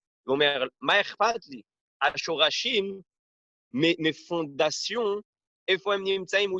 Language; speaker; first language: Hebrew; non-native, fluent; French